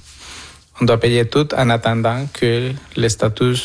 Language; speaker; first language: French; non-native, fluent; Spanish